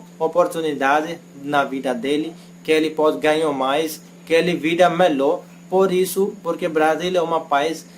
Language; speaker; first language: Portuguese; non-native, learner; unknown